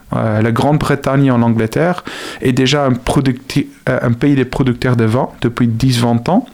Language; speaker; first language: French; non-native, fluent; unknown